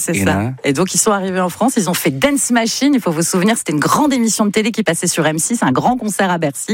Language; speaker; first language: French; native; French